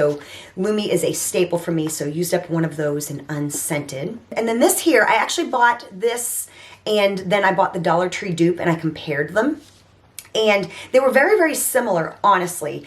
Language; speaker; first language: English; native; English